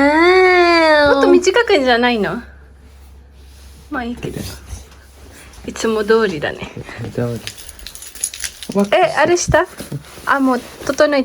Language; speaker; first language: Japanese; non-native, fluent; Filipino